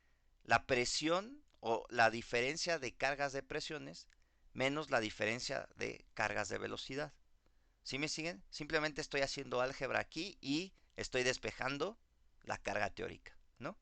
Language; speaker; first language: Spanish; native; Spanish